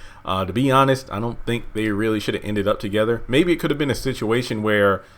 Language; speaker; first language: English; native; English